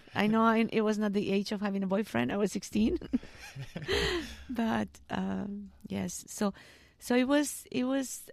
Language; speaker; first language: English; non-native, fluent; Spanish